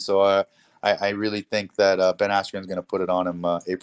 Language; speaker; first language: English; native; English